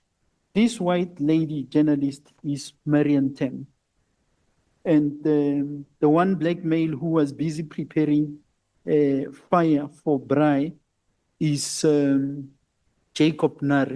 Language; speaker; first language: English; non-native, local second language; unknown